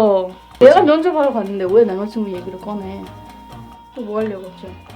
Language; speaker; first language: Korean; non-native, fluent; Burmese